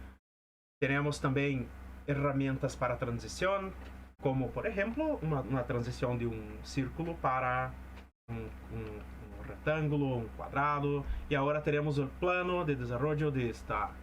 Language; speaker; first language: Spanish; non-native, fluent; Portuguese